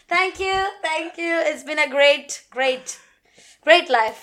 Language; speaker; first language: English; non-native, local second language; Malayalam